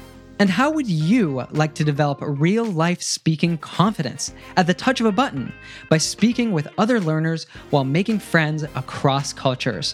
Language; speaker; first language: English; native; English